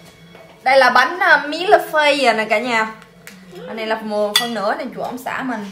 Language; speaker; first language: Vietnamese; native; Vietnamese